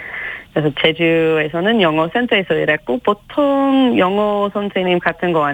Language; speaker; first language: Korean; non-native, learner; English